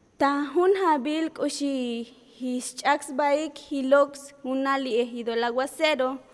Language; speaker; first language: Spanish; non-native, local second language; Tzotzil